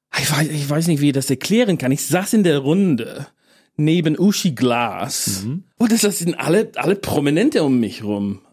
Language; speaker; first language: German; non-native, fluent; English